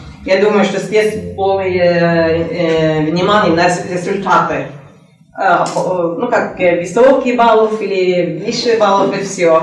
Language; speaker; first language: Russian; non-native, learner; Norwegian